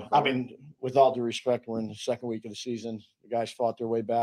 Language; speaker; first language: English; native; English